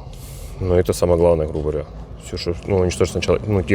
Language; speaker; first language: Russian; native; Russian